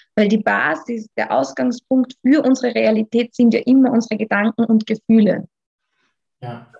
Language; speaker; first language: German; native; German